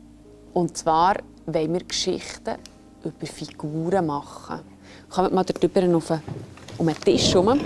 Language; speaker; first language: German; native; German